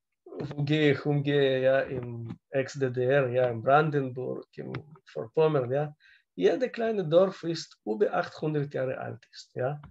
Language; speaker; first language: German; non-native, learner; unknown